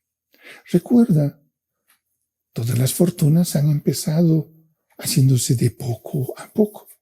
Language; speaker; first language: Spanish; native; Spanish